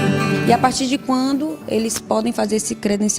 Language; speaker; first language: Portuguese; native; Portuguese